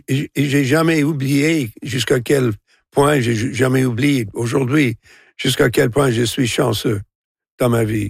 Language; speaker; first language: French; non-native, local second language; English